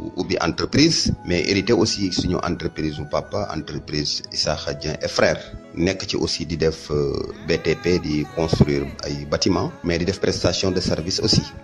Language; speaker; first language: Wolof; native; Wolof